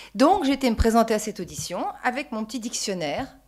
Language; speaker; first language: French; native; French